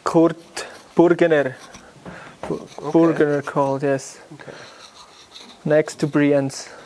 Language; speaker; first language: English; non-native, learner; German